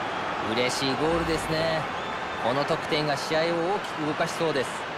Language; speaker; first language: Japanese; native; Japanese